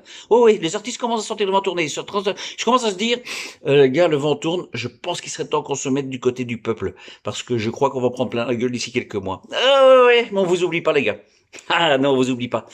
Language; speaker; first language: French; native; French